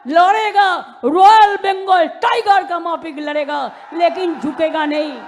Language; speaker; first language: Hindi; non-native, local second language; Bangla